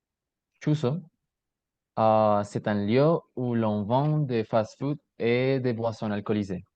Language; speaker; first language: French; non-native, learner; Spanish